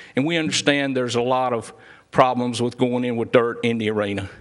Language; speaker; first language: English; native; English